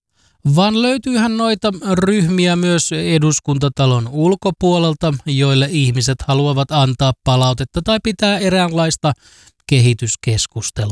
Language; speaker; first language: Finnish; native; Finnish